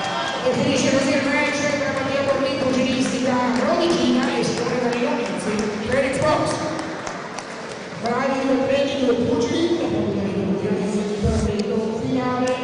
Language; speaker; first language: Italian; native; Italian